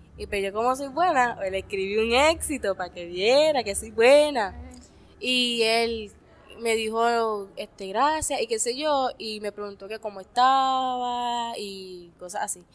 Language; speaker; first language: Spanish; native; Spanish